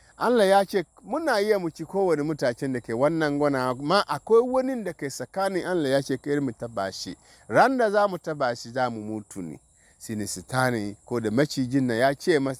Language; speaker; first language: Hausa; non-native, local second language; Dyula